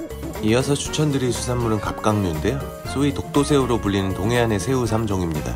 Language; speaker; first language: Korean; native; Korean